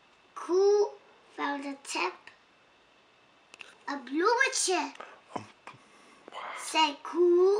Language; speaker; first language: Dutch; early bilingual, heritage; English